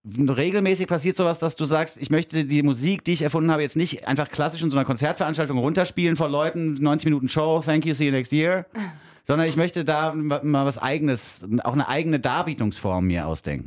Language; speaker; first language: German; native; German